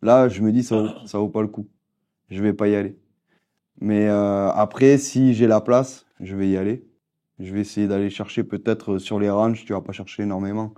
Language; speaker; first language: French; native; French